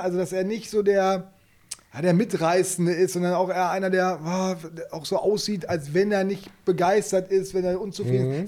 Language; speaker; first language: German; native; German